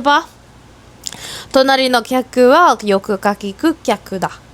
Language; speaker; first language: Japanese; non-native, learner; Filipino